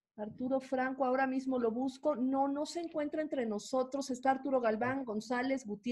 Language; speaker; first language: Spanish; native; Spanish